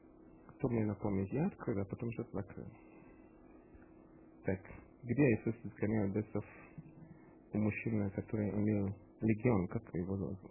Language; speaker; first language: Russian; non-native, fluent; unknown